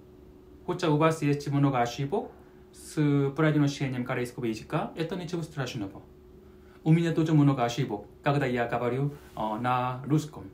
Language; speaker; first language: Russian; non-native, learner; Korean